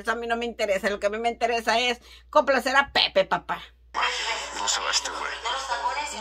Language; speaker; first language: Spanish; native; Spanish